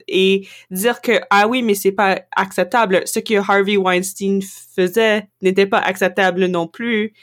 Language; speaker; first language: French; non-native, local second language; English